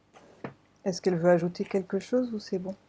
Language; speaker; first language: French; native; French